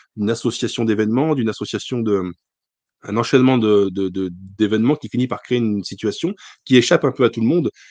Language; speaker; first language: French; native; French